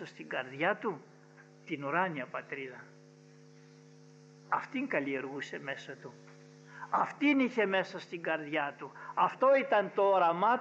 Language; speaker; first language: Greek; native; Greek